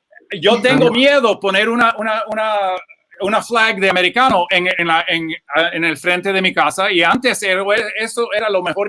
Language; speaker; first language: Spanish; early bilingual, other home language; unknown